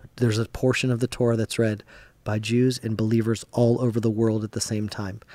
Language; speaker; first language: English; native; English